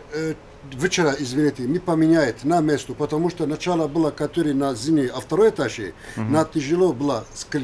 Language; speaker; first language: Russian; non-native, learner; Turkish